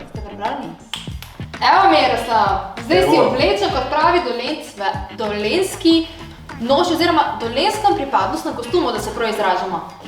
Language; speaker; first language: Slovenian; native; Slovenian